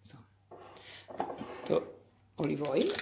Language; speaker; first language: Japanese; non-native, learner; Italian